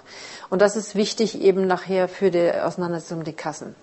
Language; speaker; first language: German; native; German